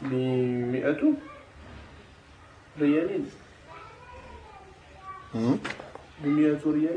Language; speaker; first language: Arabic; non-native, learner; French